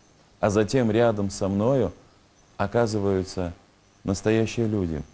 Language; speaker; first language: Russian; native; Russian